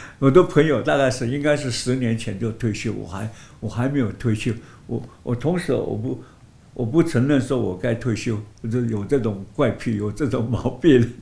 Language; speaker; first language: Chinese; non-native, local second language; Hakka Chinese